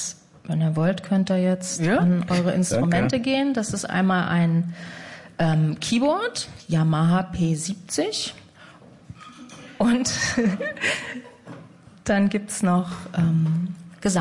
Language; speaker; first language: German; native; German